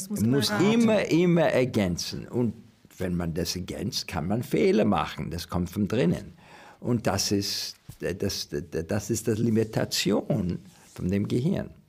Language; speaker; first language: German; non-native, learner; English